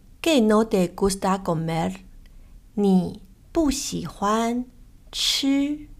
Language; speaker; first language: Spanish; non-native, fluent; Chinese